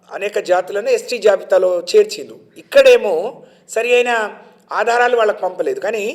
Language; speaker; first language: Telugu; non-native, local second language; Lambadi